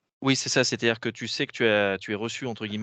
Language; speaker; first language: French; native; French